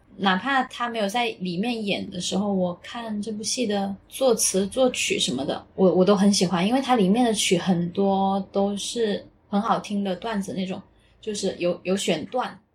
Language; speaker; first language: Chinese; non-native, local second language; Min Nan Chinese